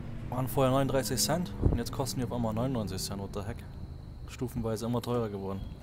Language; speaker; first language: German; native; German